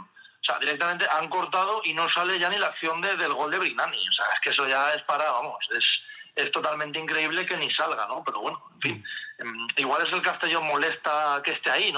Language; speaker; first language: Spanish; native; Spanish